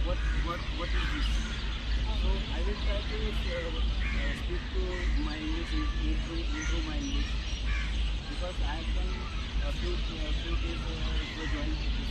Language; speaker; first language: English; non-native, learner; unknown